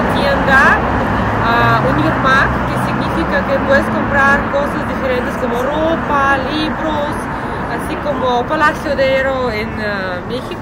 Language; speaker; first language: Spanish; non-native, learner; Russian